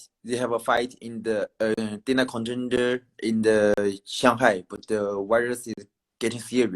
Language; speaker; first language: English; non-native, learner; Chinese